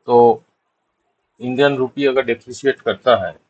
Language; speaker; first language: Hindi; non-native, local second language; Bangla